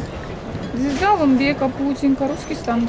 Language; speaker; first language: Russian; native; Russian